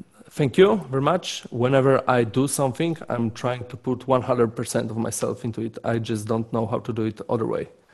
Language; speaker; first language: English; non-native, fluent; Polish